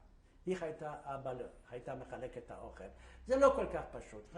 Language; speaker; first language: Hebrew; non-native, fluent; Yiddish